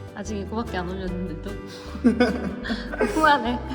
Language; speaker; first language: Korean; native; Korean